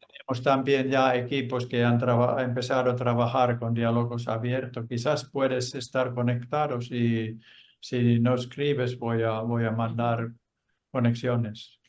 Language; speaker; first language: Spanish; non-native, fluent; Finnish